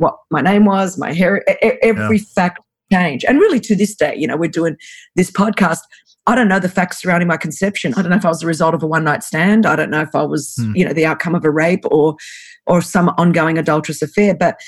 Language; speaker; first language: English; non-native, local second language; Greek